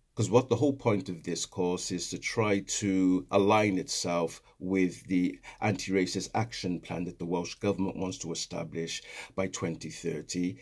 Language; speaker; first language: English; native; English